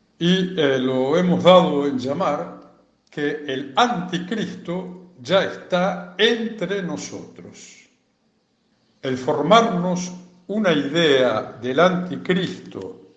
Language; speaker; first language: Spanish; native; Spanish